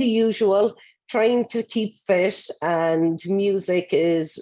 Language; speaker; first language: English; native; English